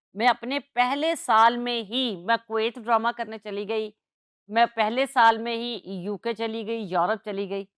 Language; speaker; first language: Urdu; non-native, local second language; Punjabi